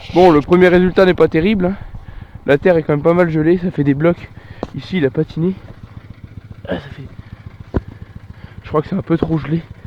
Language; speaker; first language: French; native; French